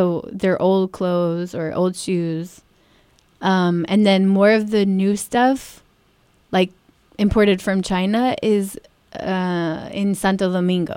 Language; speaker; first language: English; native; English